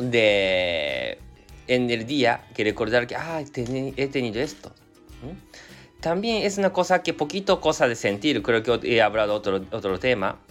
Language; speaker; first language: Spanish; non-native, learner; Japanese